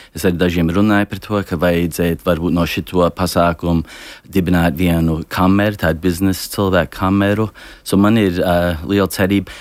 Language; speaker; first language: Latvian; early bilingual, heritage; Latvian